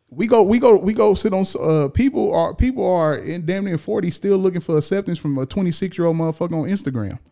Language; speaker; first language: English; native; English